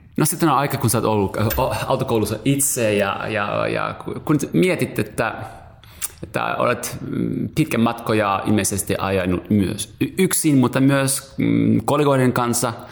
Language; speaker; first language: Finnish; native; Finnish